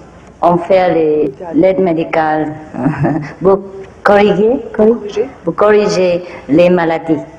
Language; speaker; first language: French; non-native, fluent; Vietnamese